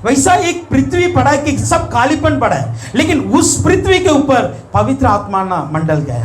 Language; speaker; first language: Hindi; non-native, local second language; Tamil